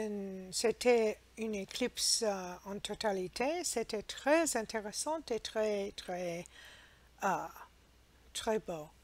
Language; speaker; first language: French; non-native, learner; English